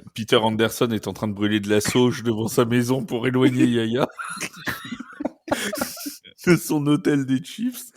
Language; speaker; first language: French; native; French